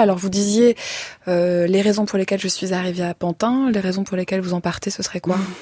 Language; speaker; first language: French; native; French